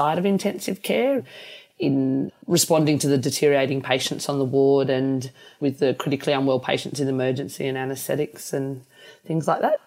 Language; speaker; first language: English; native; English